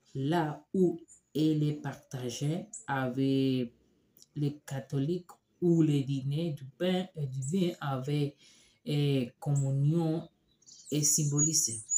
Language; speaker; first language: French; non-native, learner; Spanish